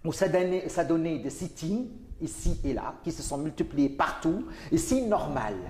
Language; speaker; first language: French; non-native, local second language; Arabic